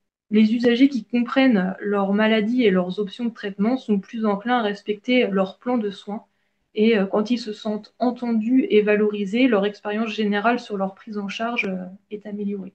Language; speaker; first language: French; native; French